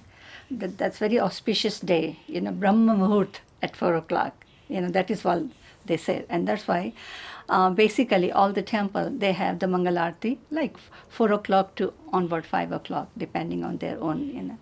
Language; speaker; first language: English; non-native, local second language; Hindi